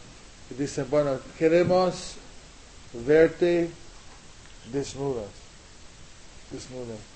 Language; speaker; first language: Spanish; non-native, learner; English